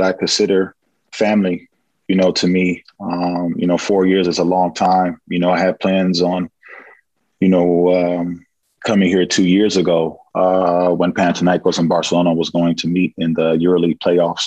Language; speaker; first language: English; native; English